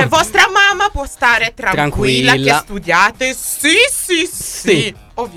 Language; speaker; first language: Italian; native; Italian